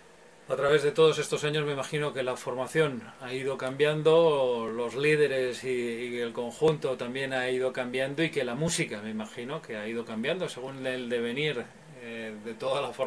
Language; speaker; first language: Spanish; native; Spanish